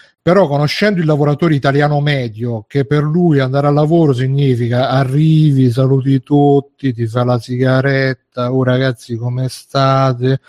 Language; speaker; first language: Italian; native; Italian